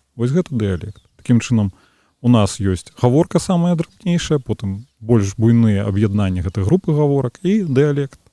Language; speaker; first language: Belarusian; native; Belarusian